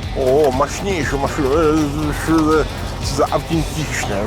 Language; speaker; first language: Ukrainian; non-native, learner; Italian